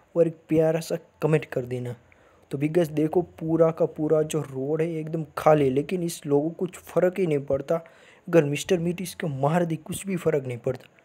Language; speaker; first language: Hindi; non-native, local second language; Gujarati